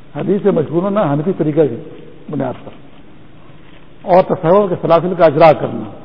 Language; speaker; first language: Urdu; non-native, local second language; Pashto